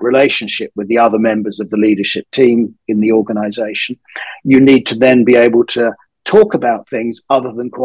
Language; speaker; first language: English; native; English